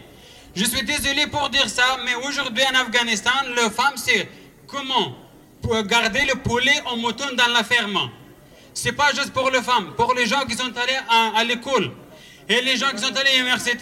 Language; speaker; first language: French; non-native, learner; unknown